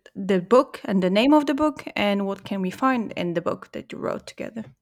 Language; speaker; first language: English; non-native, fluent; Czech